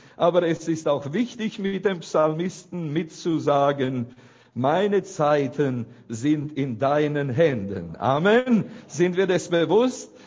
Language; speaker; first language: German; non-native, fluent; Romanian